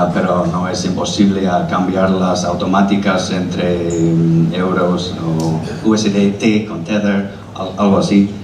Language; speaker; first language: Spanish; non-native, learner; English